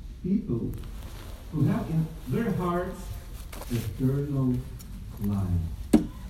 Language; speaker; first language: English; non-native, fluent; Ukrainian